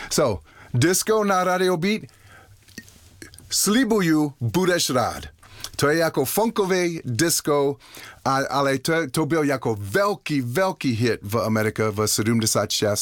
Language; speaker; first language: Czech; non-native, learner; English